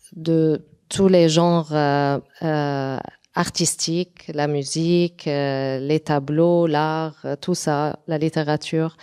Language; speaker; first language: French; non-native, local second language; Arabic